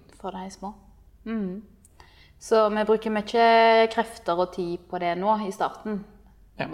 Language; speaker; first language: Norwegian; native; Norwegian